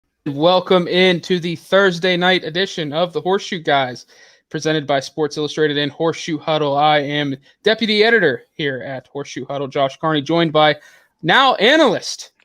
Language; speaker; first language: English; native; English